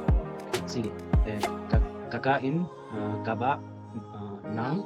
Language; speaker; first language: Filipino; non-native, learner; Bangla